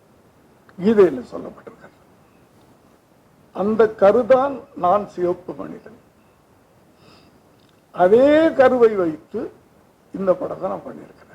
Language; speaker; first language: Tamil; native; Tamil